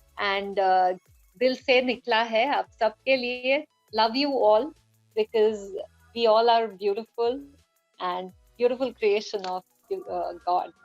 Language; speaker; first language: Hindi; non-native, local second language; Bangla